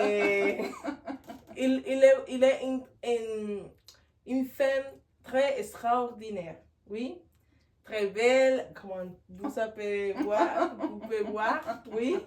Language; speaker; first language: French; non-native, learner; Spanish